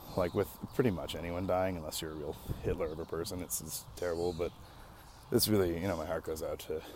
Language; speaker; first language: English; native; English